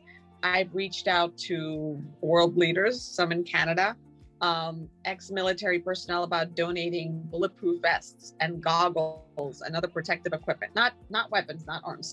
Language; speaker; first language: English; non-native, fluent; Ukrainian